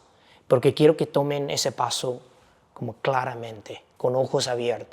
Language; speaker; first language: Spanish; non-native, fluent; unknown